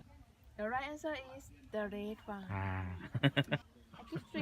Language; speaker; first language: English; non-native, learner; Thai